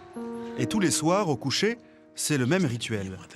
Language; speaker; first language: French; native; French